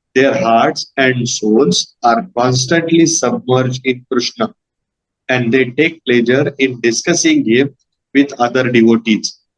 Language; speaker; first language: English; non-native, local second language; Marathi